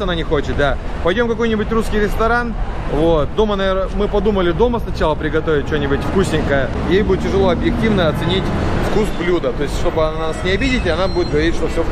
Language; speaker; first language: Russian; native; Russian